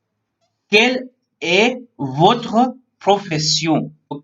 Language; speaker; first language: French; non-native, learner; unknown